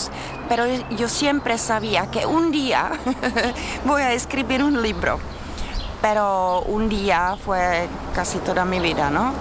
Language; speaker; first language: Spanish; non-native, fluent; Czech